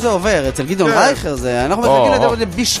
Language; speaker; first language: Hebrew; native; Hebrew